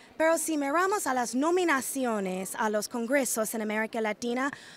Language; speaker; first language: Spanish; non-native, fluent; English